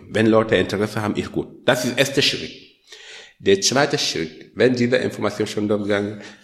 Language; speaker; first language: German; non-native, learner; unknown